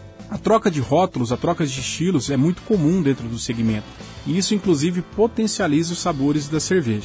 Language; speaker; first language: Portuguese; native; Portuguese